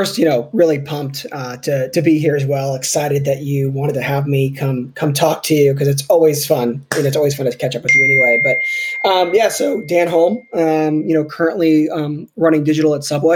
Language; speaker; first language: English; native; English